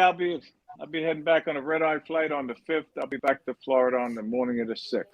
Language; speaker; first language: English; native; English